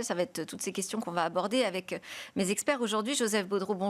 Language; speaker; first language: French; native; French